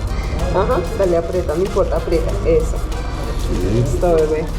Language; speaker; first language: Spanish; native; Spanish